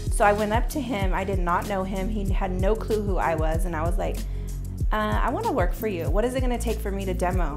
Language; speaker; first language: English; native; English